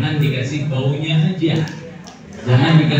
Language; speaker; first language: Indonesian; native; Indonesian